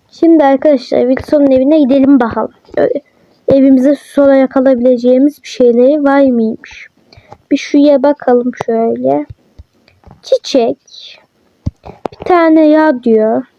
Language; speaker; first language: Turkish; native; Turkish